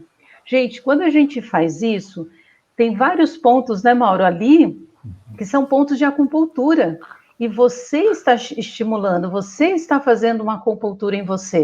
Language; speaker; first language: Portuguese; native; Portuguese